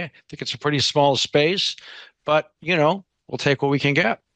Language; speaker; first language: English; native; English